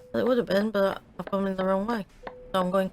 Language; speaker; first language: English; native; English